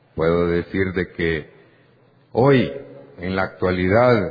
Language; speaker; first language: Spanish; native; Spanish